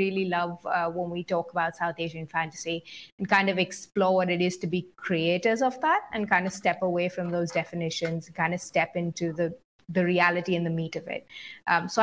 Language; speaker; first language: English; native; English